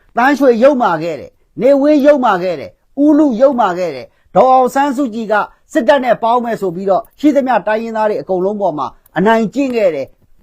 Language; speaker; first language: Burmese; non-native, local second language; Kachin